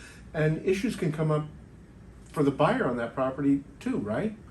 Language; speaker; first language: English; native; English